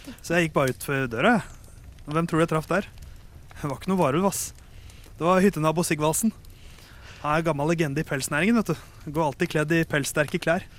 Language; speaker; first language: Norwegian; native; Norwegian